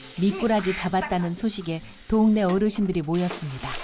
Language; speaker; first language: Korean; native; Korean